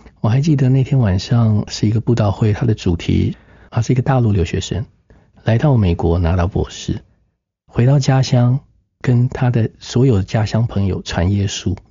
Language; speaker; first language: Chinese; native; Chinese